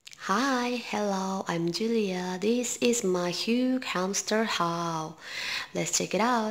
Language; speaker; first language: English; non-native, learner; Indonesian